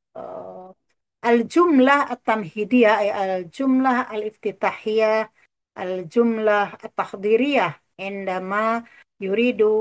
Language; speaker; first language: Arabic; non-native, fluent; Indonesian